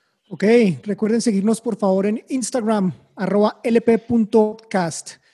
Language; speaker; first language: Spanish; native; Spanish